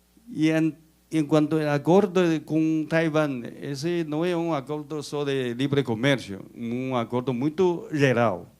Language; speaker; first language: Spanish; non-native, fluent; Chinese